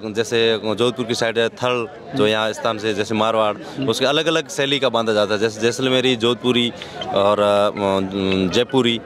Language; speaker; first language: Hindi; native; Hindi